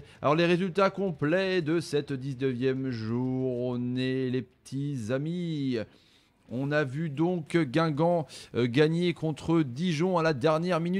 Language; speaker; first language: French; native; French